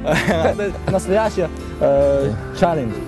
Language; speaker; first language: Russian; non-native, fluent; Chinese